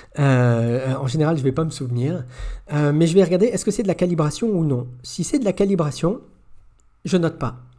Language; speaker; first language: French; native; French